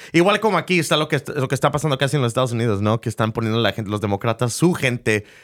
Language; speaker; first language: Spanish; early bilingual, heritage; Spanish